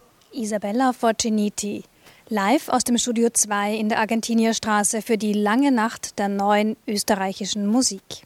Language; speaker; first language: German; native; German